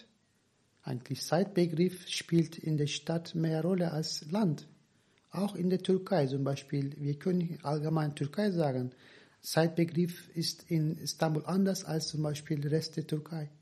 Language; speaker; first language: German; non-native, fluent; Turkish